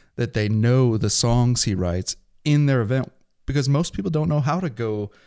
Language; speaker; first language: English; native; English